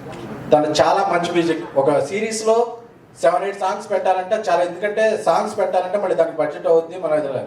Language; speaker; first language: Telugu; native; Telugu